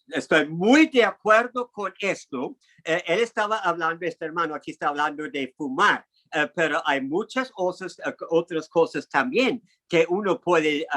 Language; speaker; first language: Spanish; non-native, fluent; English